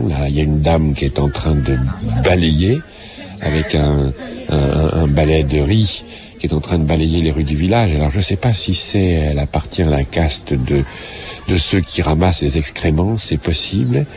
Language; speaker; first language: French; native; French